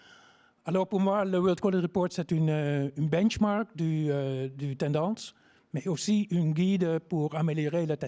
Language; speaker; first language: French; non-native, learner; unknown